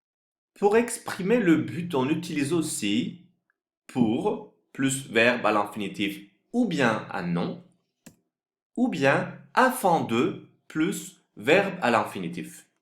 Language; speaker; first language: French; non-native, fluent; Turkish